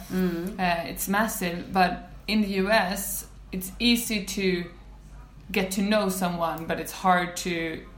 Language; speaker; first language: English; non-native, fluent; Swedish